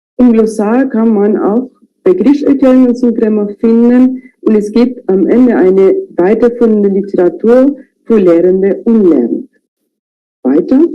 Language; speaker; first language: German; non-native, fluent; Spanish